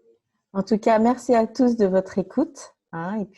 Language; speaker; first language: French; native; French